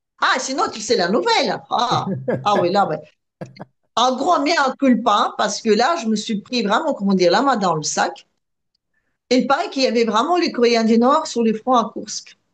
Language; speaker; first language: French; non-native, fluent; Russian